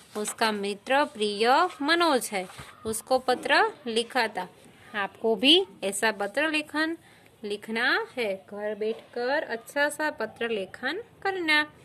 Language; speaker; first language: Hindi; non-native, local second language; Gujarati